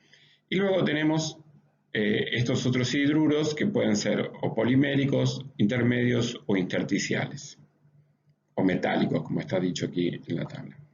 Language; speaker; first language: Spanish; native; Spanish